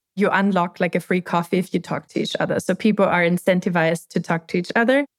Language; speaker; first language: English; non-native, fluent; German